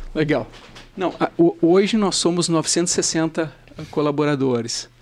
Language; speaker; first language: Portuguese; native; Portuguese